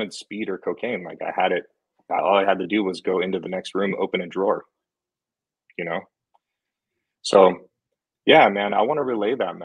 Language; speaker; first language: English; native; English